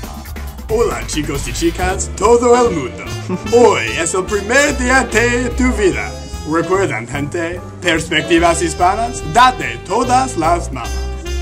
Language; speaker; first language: Spanish; non-native, learner; English